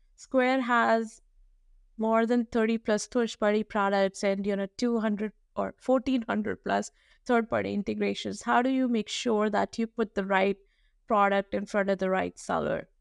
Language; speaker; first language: English; non-native, local second language; Hindi